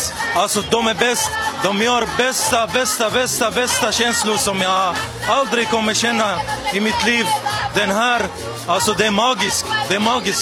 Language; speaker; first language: Swedish; non-native, learner; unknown